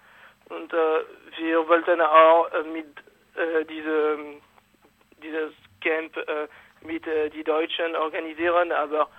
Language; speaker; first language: German; non-native, fluent; French